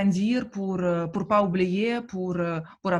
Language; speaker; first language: French; non-native, fluent; Russian